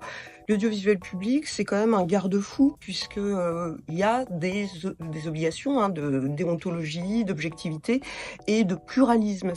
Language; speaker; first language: French; native; French